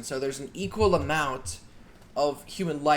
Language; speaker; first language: English; native; English